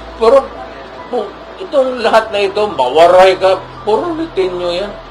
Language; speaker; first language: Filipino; non-native, local second language; Cebuano